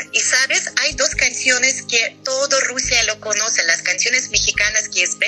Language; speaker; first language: Spanish; non-native, fluent; Russian